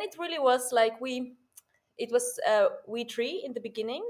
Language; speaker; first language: English; non-native, fluent; Finnish